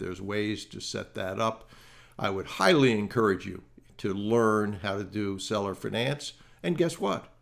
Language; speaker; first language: English; native; English